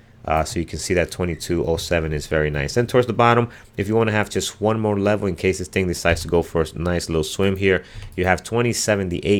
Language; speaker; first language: English; native; English